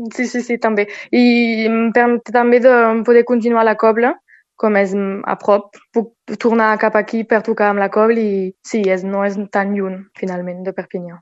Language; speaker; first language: Catalan; non-native, local second language; French